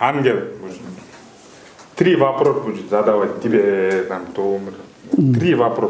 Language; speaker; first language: Russian; non-native, learner; Kyrgyz